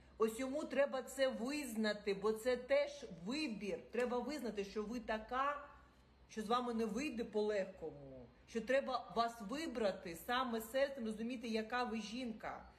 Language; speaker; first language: Ukrainian; non-native, local second language; Russian